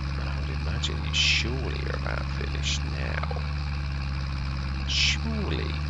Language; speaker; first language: English; native; English